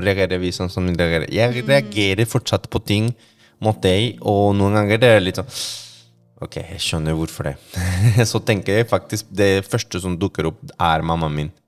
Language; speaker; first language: Norwegian; non-native, fluent; Spanish